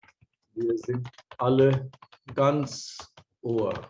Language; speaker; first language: German; non-native, fluent; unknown